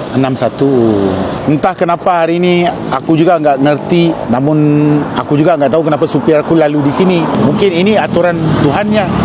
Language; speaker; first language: Malay; native; Malay